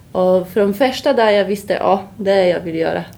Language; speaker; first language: Swedish; non-native, learner; Polish